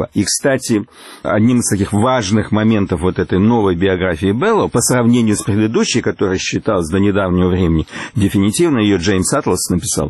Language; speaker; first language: Russian; native; Russian